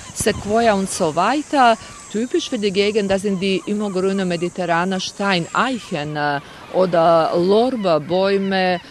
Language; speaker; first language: German; non-native, fluent; Croatian